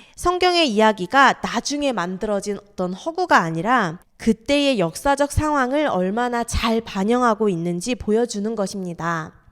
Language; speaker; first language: Korean; native; Korean